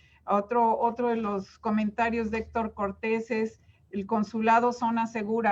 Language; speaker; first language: Spanish; native; Spanish